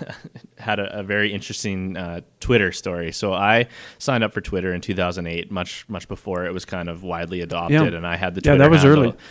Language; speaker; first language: English; native; English